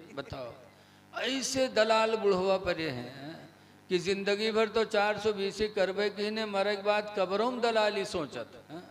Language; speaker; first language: Hindi; native; Hindi